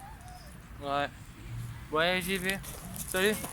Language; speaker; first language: French; native; French